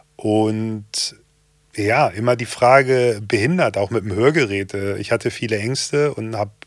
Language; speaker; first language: German; native; German